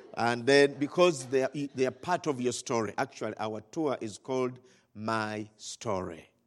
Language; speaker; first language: English; non-native, local second language; Ganda